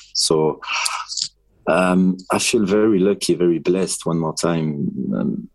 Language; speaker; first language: English; non-native, fluent; French